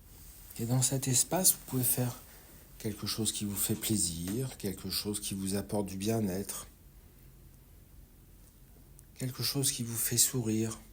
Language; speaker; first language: French; native; French